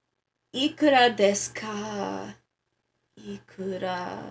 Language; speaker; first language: Japanese; non-native, learner; English